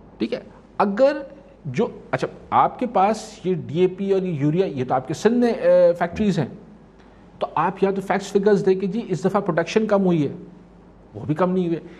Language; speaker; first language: Urdu; non-native, local second language; Sindhi